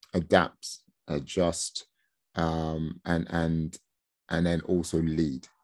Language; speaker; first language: English; early bilingual, other home language; Yoruba